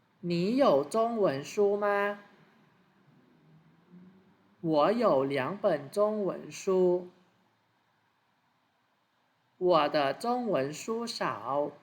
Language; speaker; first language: Chinese; non-native, fluent; Thai